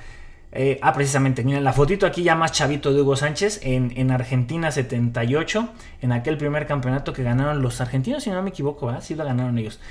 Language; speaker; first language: Spanish; native; Spanish